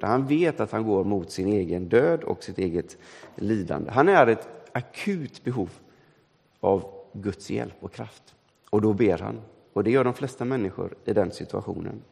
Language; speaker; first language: Swedish; native; Swedish